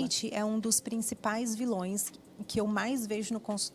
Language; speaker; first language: Portuguese; native; Portuguese